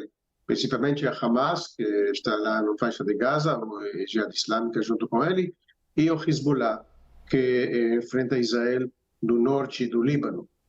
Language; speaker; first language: Portuguese; non-native, fluent; Hebrew